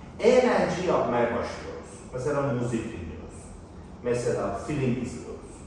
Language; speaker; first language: Turkish; non-native, fluent; Persian